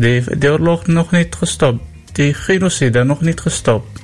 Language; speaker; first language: Dutch; non-native, learner; Arabic